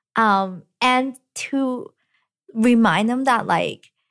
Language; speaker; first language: English; early bilingual, other home language; Cantonese